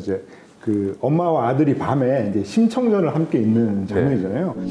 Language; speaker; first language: Korean; native; Korean